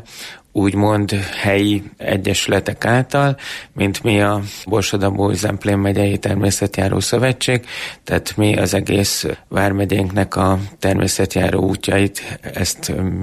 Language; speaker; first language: Hungarian; native; Hungarian